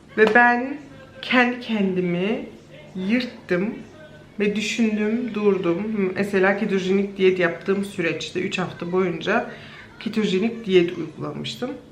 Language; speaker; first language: Turkish; early bilingual, heritage; Turkish